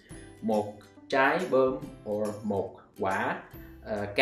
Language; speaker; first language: Vietnamese; non-native, learner; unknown